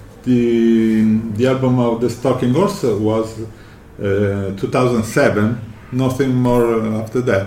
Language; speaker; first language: English; non-native, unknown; Italian